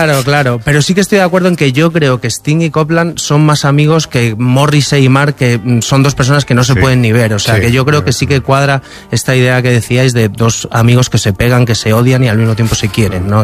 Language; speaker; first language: Spanish; native; Spanish